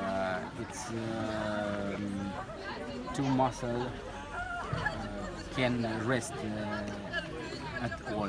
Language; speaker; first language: English; non-native, learner; Romanian